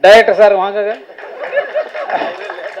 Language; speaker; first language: Tamil; native; Tamil